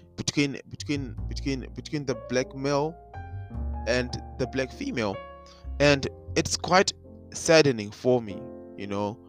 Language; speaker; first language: English; non-native, local second language; Shona